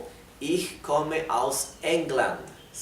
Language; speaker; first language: German; non-native, fluent; Spanish